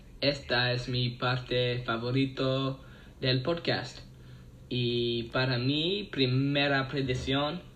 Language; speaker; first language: Spanish; non-native, learner; English